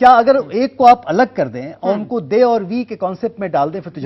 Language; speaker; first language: Hindi; native; Hindi